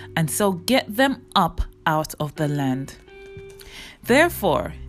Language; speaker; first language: English; native; English